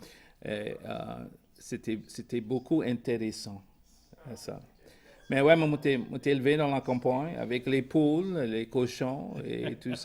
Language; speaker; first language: French; non-native, local second language; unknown